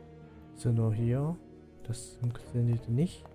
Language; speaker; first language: German; non-native, learner; Japanese